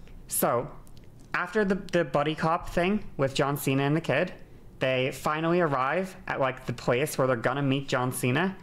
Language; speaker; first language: English; native; English